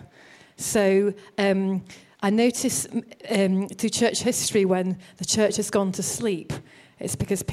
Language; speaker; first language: English; native; English